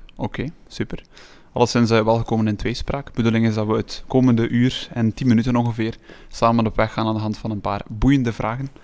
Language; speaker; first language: Dutch; native; Dutch